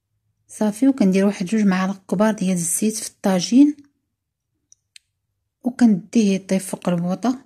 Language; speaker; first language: Arabic; native; Arabic